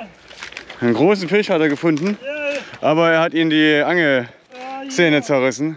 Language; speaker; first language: German; native; German